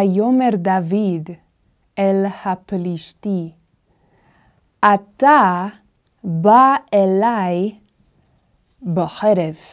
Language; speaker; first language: Hebrew; non-native, fluent; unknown